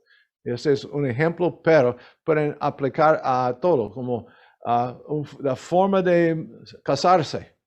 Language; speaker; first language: Spanish; non-native, learner; English